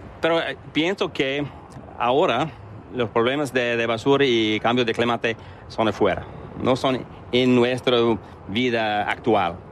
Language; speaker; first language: Spanish; non-native, learner; English